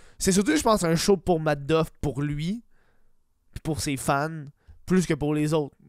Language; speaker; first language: French; native; French